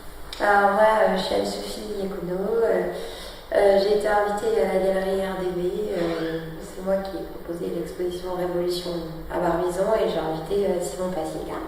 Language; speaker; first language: French; native; French